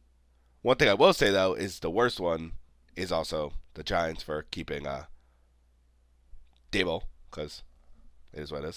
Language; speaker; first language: English; native; English